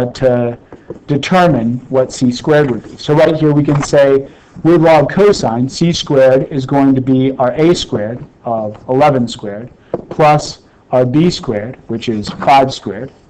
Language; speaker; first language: English; native; English